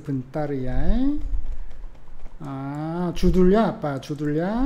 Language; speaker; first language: Indonesian; non-native, fluent; Korean